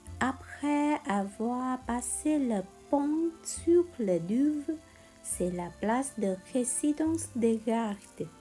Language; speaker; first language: French; non-native, learner; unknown